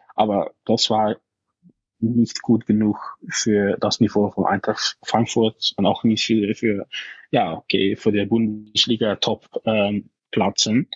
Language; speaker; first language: German; non-native, fluent; Dutch